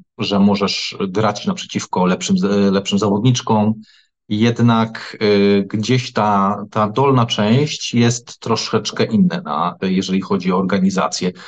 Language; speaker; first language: Polish; native; Polish